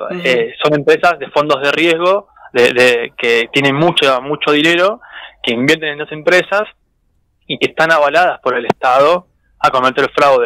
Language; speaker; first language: Spanish; native; Spanish